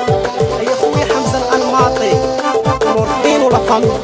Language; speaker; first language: Arabic; native; Arabic